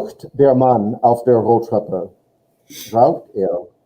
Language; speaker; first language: German; non-native, fluent; English